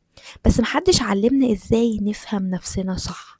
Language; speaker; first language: Arabic; native; Arabic